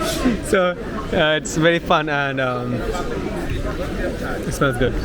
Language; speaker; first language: English; non-native, local second language; Hindi